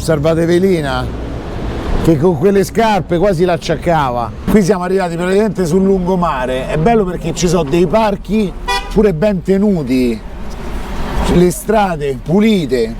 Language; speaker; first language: Italian; native; Italian